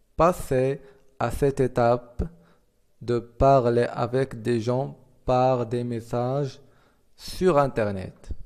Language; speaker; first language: French; non-native, fluent; Arabic